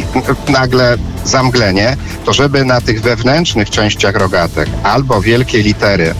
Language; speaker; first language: Polish; native; Polish